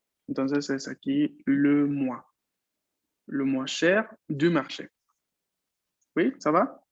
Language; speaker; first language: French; non-native, fluent; Spanish